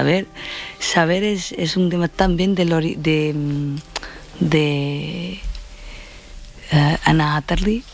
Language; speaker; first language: Spanish; non-native, fluent; Portuguese